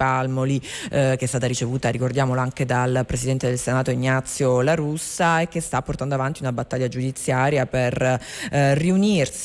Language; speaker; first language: Italian; native; Italian